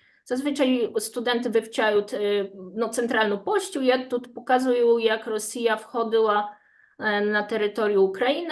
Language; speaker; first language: Ukrainian; non-native, fluent; Polish